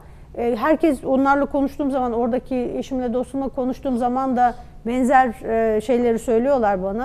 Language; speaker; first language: Turkish; native; Turkish